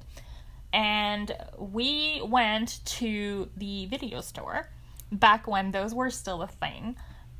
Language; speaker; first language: English; non-native, fluent; French